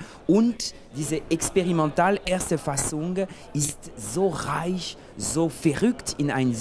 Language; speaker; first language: German; non-native, fluent; French